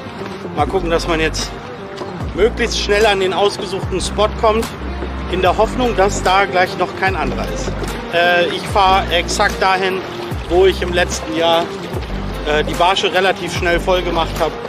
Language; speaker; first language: German; native; German